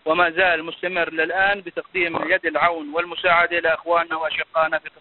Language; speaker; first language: Arabic; native; Arabic